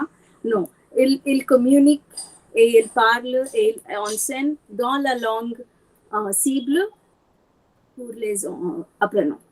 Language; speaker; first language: French; non-native, fluent; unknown